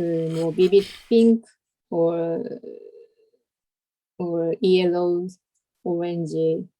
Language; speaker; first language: English; non-native, learner; Japanese